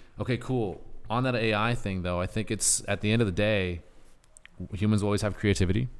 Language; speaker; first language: English; native; English